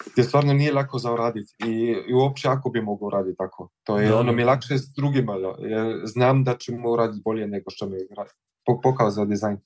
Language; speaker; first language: Serbian; early bilingual, heritage; Croatian